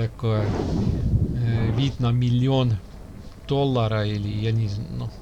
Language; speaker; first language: Russian; non-native, local second language; Estonian